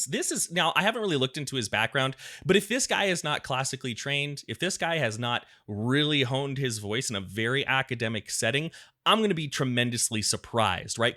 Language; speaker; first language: English; native; English